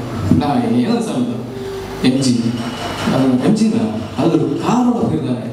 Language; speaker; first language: Tamil; non-native, local second language; Malayalam